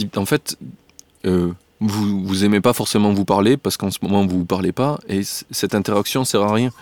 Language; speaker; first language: French; native; French